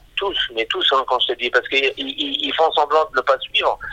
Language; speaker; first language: French; non-native, local second language; Arabic